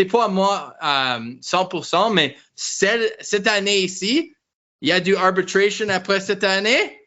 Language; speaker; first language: French; non-native, learner; English